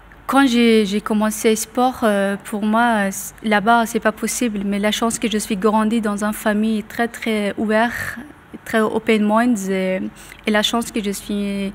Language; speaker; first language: French; non-native, learner; Persian